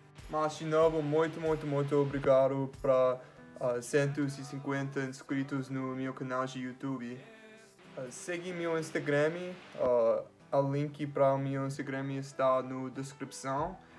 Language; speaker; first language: Portuguese; non-native, fluent; English